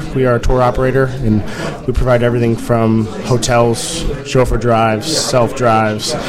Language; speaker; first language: English; native; English